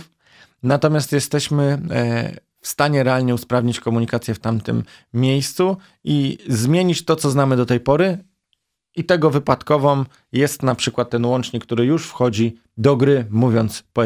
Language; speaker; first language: Polish; native; Polish